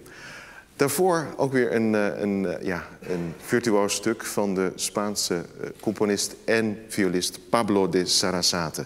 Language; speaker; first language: Dutch; native; Dutch